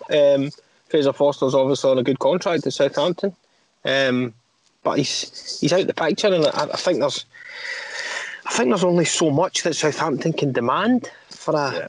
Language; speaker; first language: English; native; English